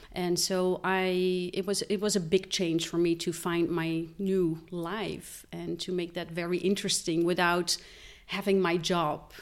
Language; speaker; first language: English; non-native, fluent; Dutch